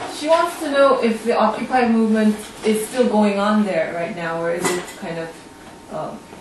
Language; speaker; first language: English; non-native, fluent; Korean